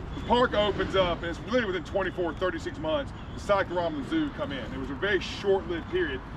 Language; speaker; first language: English; native; English